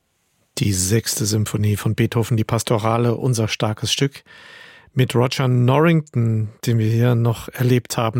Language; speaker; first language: German; native; German